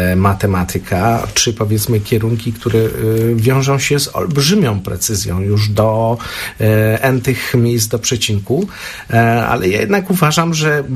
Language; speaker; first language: Polish; native; Polish